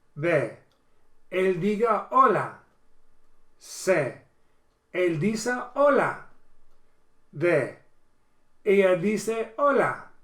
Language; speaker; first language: Spanish; non-native, fluent; English